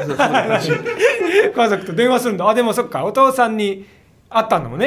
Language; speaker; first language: Japanese; native; Japanese